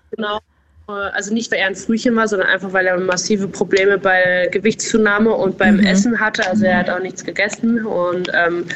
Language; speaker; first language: German; native; German